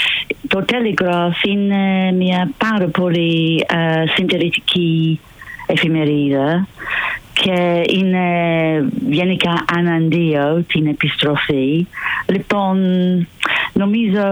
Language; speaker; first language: Greek; non-native, fluent; English